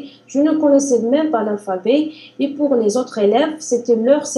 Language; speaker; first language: French; non-native, learner; Arabic